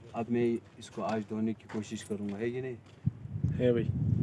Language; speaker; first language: Hindi; native; Hindi